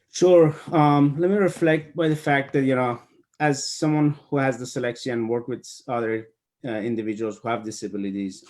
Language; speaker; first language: English; non-native, fluent; Persian